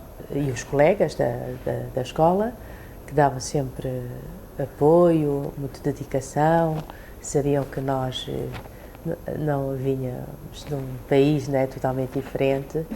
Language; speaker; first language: Portuguese; early bilingual, other home language; Chinese